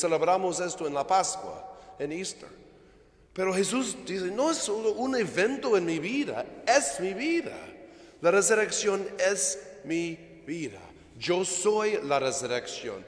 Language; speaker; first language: Spanish; non-native, fluent; English